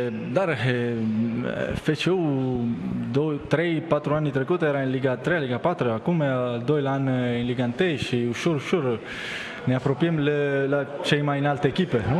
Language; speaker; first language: Romanian; non-native, learner; Italian